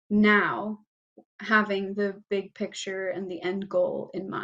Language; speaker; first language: English; native; English